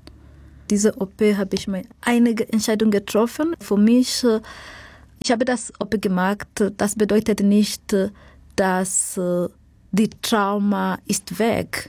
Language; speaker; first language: German; non-native, fluent; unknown